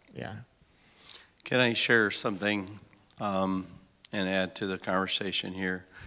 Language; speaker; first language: English; native; English